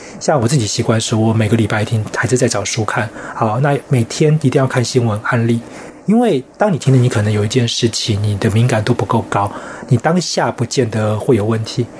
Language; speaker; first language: Chinese; native; Chinese